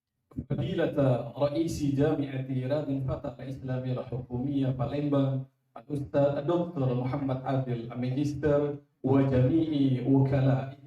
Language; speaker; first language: Arabic; non-native, fluent; Indonesian